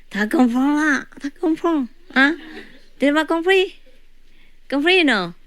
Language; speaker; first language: French; non-native, learner; Vietnamese